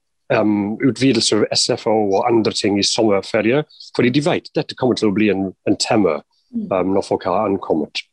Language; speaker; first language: Norwegian; non-native, fluent; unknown